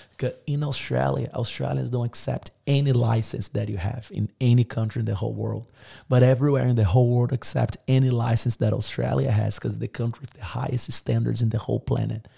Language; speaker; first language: English; non-native, fluent; Portuguese